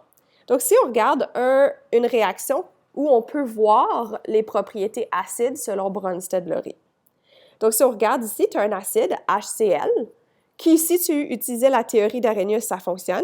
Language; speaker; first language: French; native; French